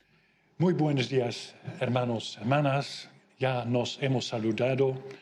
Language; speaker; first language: Spanish; non-native, fluent; Dutch